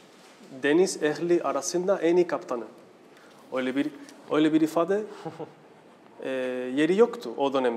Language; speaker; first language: Turkish; non-native, fluent; Spanish